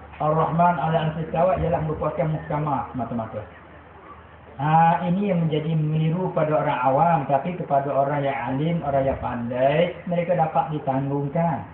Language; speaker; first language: Malay; native; Malay